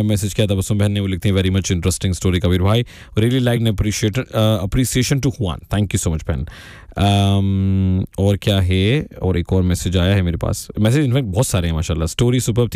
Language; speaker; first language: Hindi; native; Hindi